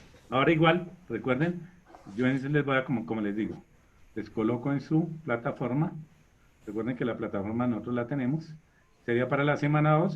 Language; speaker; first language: Spanish; native; Spanish